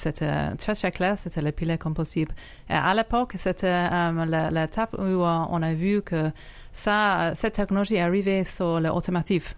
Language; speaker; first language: French; non-native, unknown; English